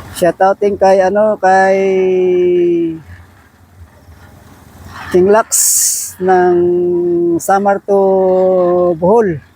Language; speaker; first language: Filipino; native; Filipino